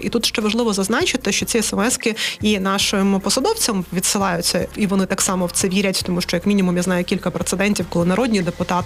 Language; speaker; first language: Ukrainian; native; Ukrainian